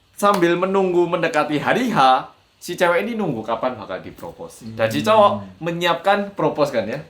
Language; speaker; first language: Indonesian; early bilingual, other home language; Korean